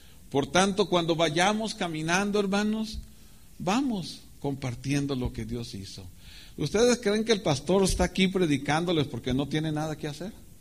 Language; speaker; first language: Spanish; native; Spanish